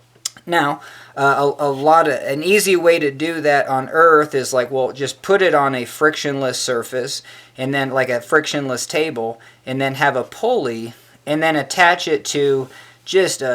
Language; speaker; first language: English; native; English